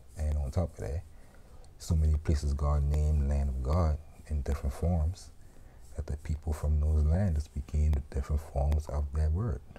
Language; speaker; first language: English; native; English